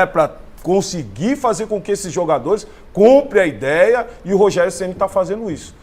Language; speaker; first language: Portuguese; native; Portuguese